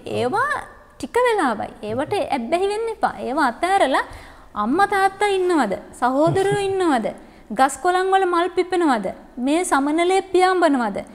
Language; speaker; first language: Sinhala; native; Sinhala